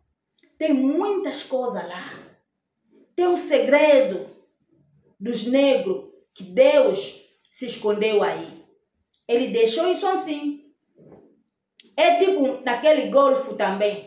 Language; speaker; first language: Portuguese; non-native, fluent; Lingala